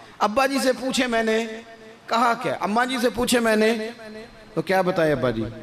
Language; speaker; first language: Urdu; non-native, local second language; Punjabi